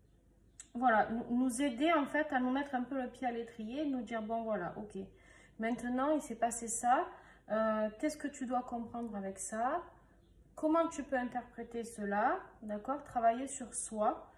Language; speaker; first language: French; native; French